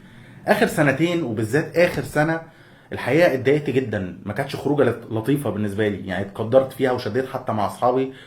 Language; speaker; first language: Arabic; native; Arabic